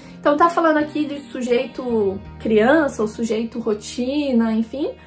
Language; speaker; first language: Portuguese; native; Portuguese